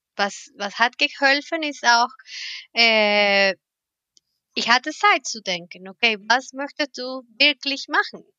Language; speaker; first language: German; non-native, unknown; Spanish